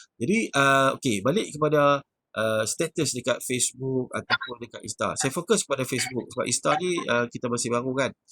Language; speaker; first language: Malay; native; Malay